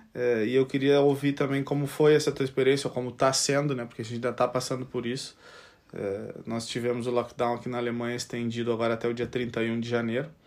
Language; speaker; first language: Portuguese; native; Portuguese